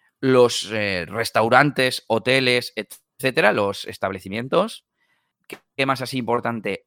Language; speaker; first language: Spanish; native; Spanish